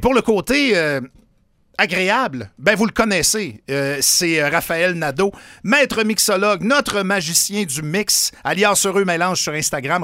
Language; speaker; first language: French; native; French